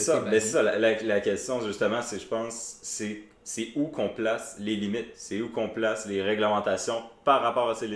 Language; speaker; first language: French; native; French